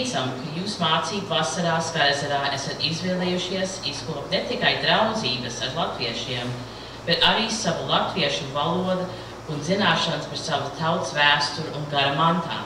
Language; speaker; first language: Latvian; early bilingual, heritage; Latvian